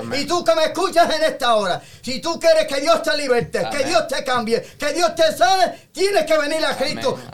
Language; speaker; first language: Spanish; native; Spanish